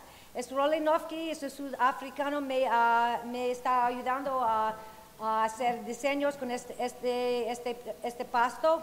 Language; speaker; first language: Spanish; non-native, fluent; English